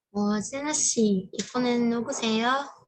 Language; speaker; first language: Korean; non-native, learner; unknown